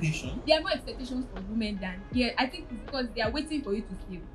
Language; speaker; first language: English; non-native, local second language; Yoruba